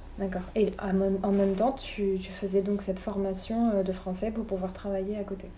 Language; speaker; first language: French; native; French